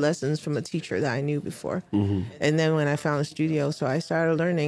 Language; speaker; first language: English; non-native, local second language; Cantonese